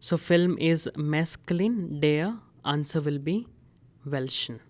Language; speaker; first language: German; non-native, fluent; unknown